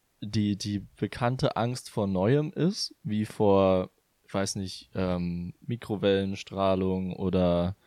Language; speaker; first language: German; native; German